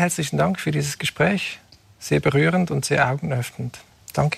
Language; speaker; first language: German; native; German